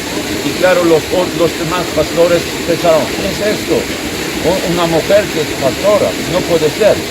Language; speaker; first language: Spanish; non-native, fluent; Swedish